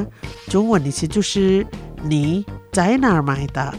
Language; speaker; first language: Chinese; non-native, fluent; Indonesian